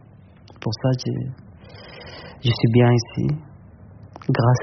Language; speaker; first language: French; non-native, learner; Arabic